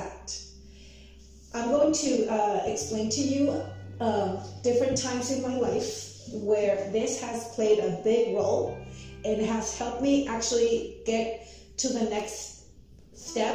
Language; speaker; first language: English; non-native, fluent; Spanish